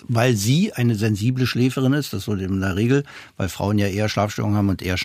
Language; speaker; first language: German; non-native, fluent; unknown